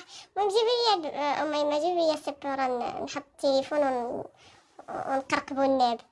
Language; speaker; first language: Arabic; native; Arabic